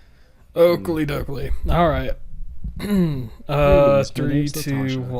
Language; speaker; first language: English; native; English